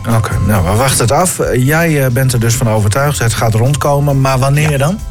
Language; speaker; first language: Dutch; native; Dutch